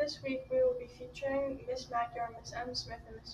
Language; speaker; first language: English; native; English